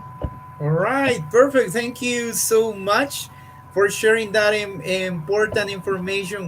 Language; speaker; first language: English; non-native, fluent; Spanish